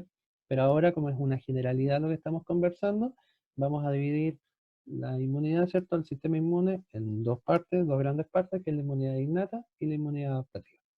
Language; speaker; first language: Spanish; native; Spanish